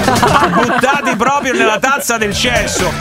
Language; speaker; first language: Italian; native; Italian